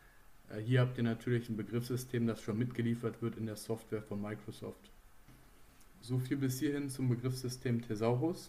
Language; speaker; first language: German; native; German